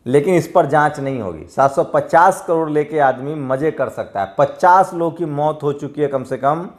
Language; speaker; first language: Hindi; native; Hindi